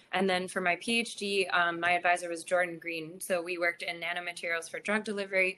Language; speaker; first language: English; native; English